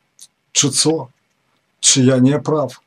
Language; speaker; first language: Polish; non-native, fluent; Ukrainian